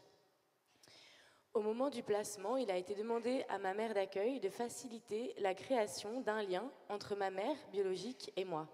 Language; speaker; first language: French; native; French